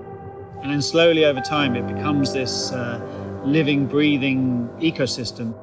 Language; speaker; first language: English; native; English